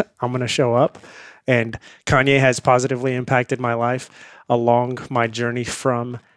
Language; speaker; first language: English; early bilingual, other home language; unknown